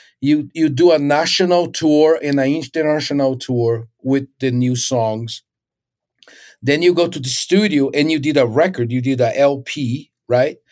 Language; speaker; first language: English; non-native, fluent; Portuguese